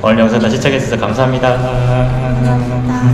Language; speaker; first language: Korean; native; Korean